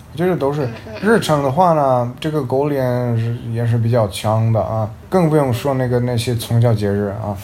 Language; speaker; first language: Chinese; non-native, fluent; Serbian